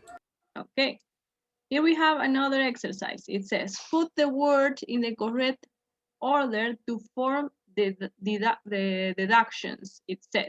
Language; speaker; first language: English; non-native, fluent; Spanish